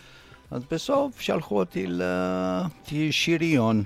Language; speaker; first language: Hebrew; non-native, fluent; Romanian